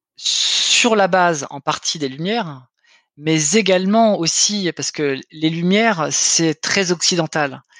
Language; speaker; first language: French; native; French